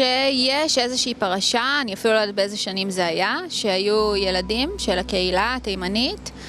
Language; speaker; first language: Hebrew; native; Hebrew